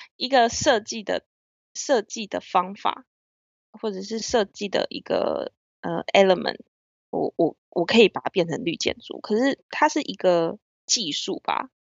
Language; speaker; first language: Chinese; native; Chinese